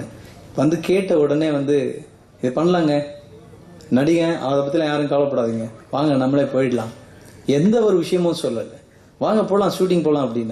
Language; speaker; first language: Tamil; native; Tamil